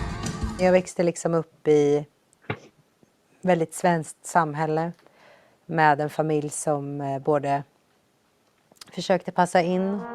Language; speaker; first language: Swedish; early bilingual, other home language; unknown